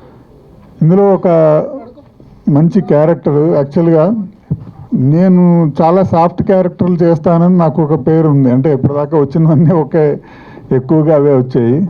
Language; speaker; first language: Telugu; native; Telugu